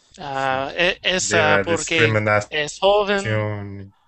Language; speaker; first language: Spanish; non-native, learner; English